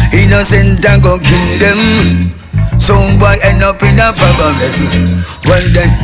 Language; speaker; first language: English; native; English